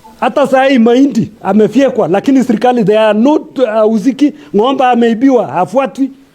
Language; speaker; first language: Swahili; non-native, local second language; Kalenjin